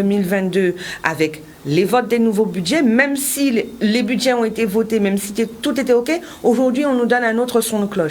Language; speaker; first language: French; native; French